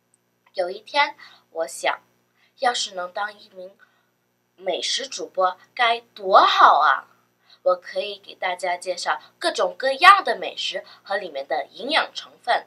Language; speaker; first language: Chinese; early bilingual, other home language; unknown